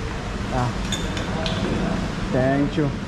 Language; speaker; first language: English; non-native, learner; French